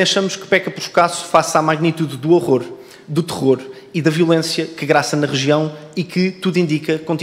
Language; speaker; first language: Portuguese; native; Portuguese